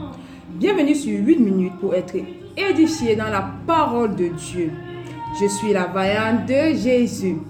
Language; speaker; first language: French; non-native, local second language; Basaa